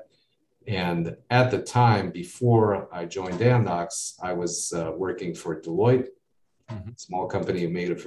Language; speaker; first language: English; native; English